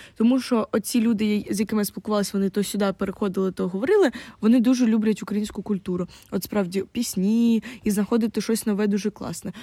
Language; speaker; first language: Ukrainian; non-native, local second language; Russian